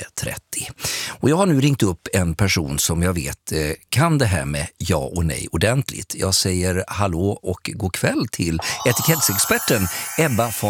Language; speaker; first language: Swedish; native; Swedish